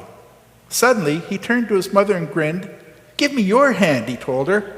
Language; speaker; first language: English; native; English